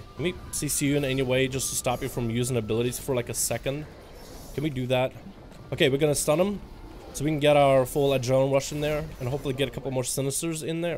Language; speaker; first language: English; native; English